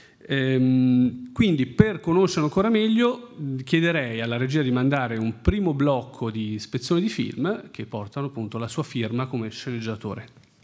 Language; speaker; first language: Italian; native; Italian